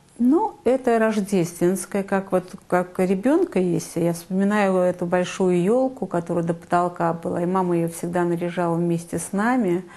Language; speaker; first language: Russian; native; Russian